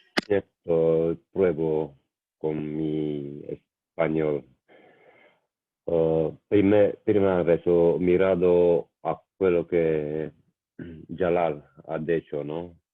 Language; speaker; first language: Spanish; non-native, learner; Italian